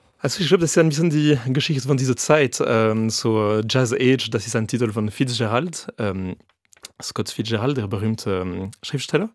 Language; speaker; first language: German; non-native, fluent; French